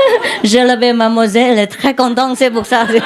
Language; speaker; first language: French; non-native, learner; Vietnamese